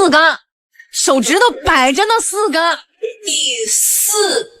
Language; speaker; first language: Chinese; native; Chinese